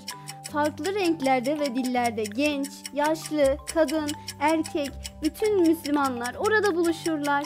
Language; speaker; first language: Turkish; native; Turkish